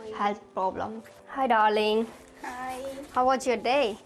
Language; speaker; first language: English; non-native, local second language; Nepali